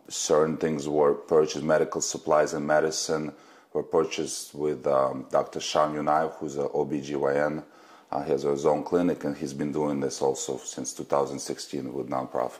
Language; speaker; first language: English; non-native, fluent; Russian